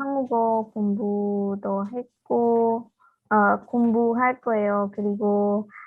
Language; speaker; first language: Korean; non-native, learner; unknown